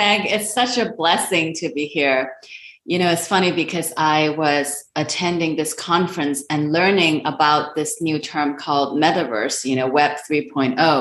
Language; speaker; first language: English; non-native, local second language; Cantonese